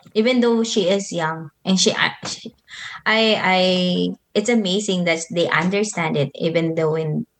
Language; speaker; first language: English; non-native, local second language; Filipino